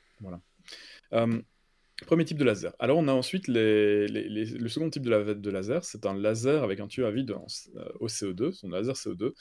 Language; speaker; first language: French; native; French